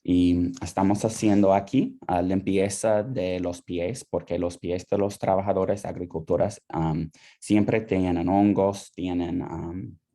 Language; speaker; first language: Spanish; non-native, fluent; English